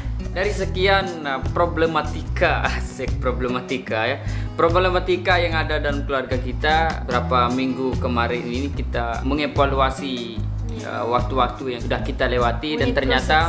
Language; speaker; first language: Indonesian; non-native, local second language; Sasak